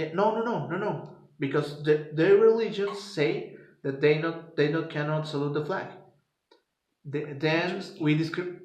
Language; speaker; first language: English; non-native, fluent; Spanish